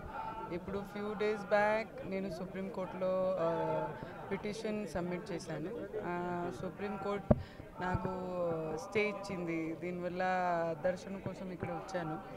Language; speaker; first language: Telugu; non-native, learner; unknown